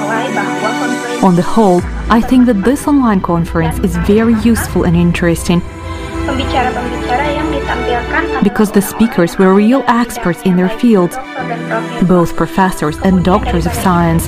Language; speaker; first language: English; non-native, fluent; Vietnamese